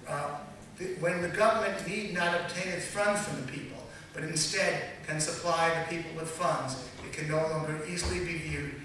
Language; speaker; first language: English; native; English